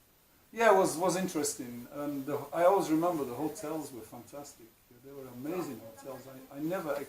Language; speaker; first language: English; non-native, fluent; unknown